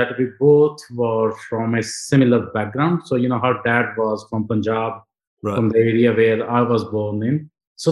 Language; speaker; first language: English; non-native, local second language; Punjabi